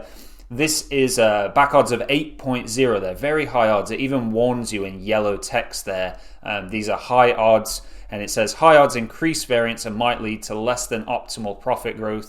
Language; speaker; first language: English; native; English